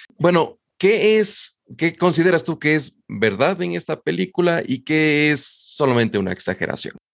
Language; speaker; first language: Spanish; native; Spanish